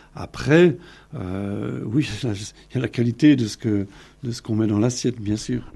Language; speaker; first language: French; native; French